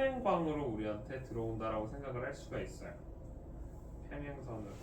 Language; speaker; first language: Korean; native; Korean